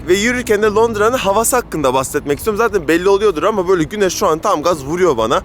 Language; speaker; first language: Turkish; native; Turkish